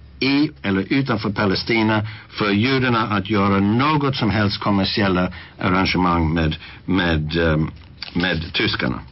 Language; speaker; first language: Swedish; non-native, fluent; English